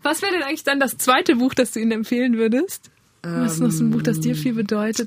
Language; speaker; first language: German; native; German